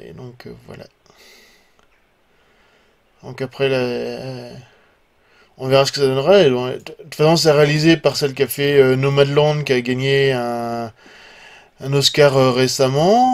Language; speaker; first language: French; native; French